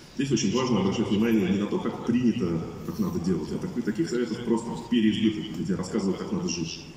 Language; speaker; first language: Russian; native; Russian